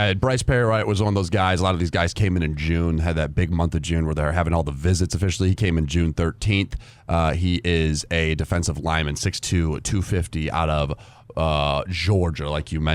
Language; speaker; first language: English; native; English